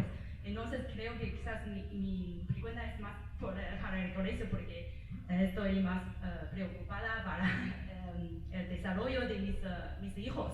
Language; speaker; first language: Spanish; non-native, learner; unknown